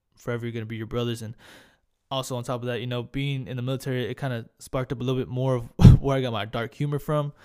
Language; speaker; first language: English; early bilingual, other home language; Spanish